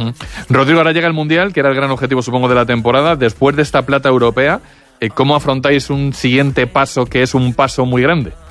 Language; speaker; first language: Spanish; native; Spanish